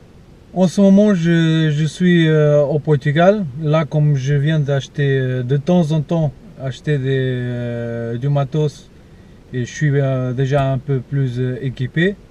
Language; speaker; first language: French; non-native, fluent; Portuguese